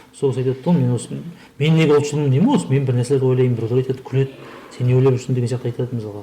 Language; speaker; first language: Kazakh; native; Kazakh